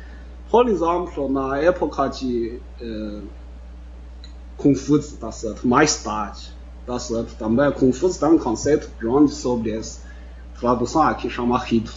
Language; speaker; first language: Portuguese; non-native, fluent; Chinese